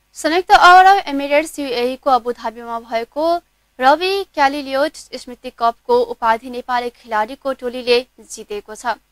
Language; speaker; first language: Nepali; non-native, local second language; Maithili